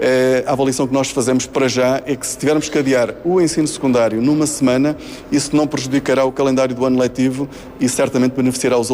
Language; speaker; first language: Portuguese; native; Portuguese